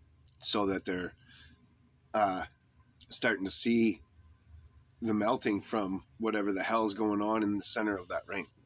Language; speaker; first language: English; native; English